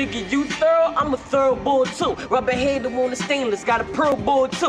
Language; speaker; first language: English; native; English